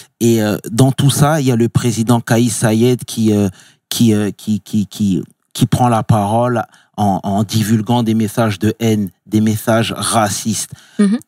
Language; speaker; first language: French; native; French